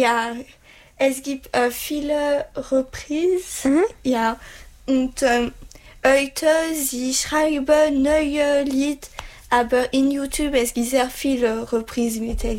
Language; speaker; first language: German; non-native, learner; French